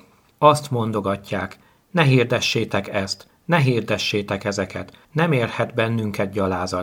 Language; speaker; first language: Hungarian; native; Hungarian